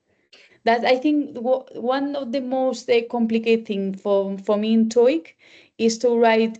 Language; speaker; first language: English; non-native, learner; Spanish